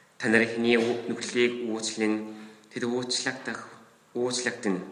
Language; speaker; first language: Mongolian; non-native, fluent; Korean